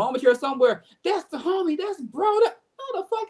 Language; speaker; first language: English; native; English